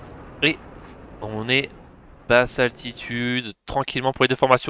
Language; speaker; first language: French; native; French